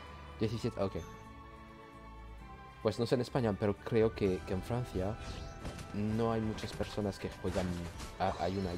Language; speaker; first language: Spanish; non-native, learner; French